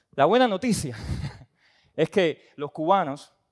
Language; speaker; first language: Spanish; native; Spanish